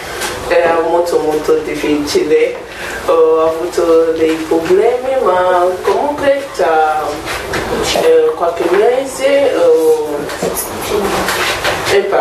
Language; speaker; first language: Italian; non-native, learner; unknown